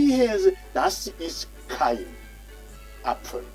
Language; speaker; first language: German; non-native, fluent; Rundi